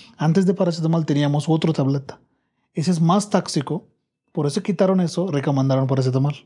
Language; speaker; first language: Spanish; non-native, learner; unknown